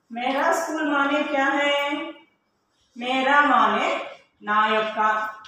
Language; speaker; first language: Hindi; non-native, local second language; Telugu